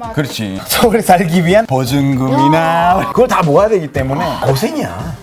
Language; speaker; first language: Korean; non-native, fluent; Spanish